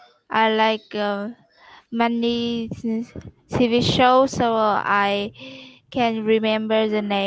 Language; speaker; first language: English; non-native, learner; Vietnamese